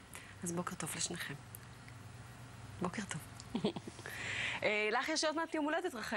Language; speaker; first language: Hebrew; native; Hebrew